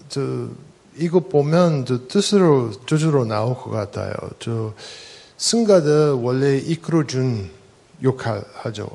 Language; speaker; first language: Korean; non-native, fluent; English